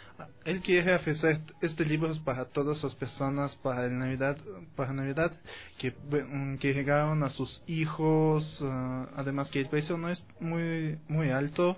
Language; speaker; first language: Spanish; non-native, fluent; Russian